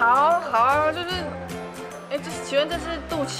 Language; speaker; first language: Chinese; native; Chinese